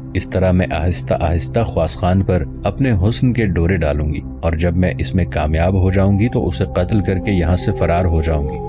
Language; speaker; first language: Urdu; native; Urdu